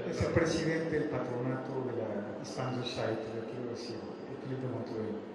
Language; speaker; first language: Spanish; native; Spanish